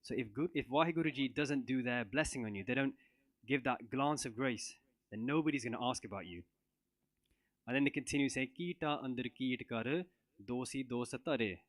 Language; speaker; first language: English; non-native, local second language; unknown